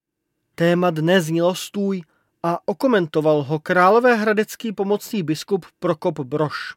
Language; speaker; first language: Czech; native; Czech